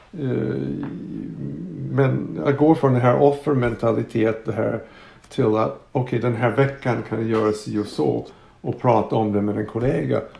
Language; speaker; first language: Swedish; non-native, fluent; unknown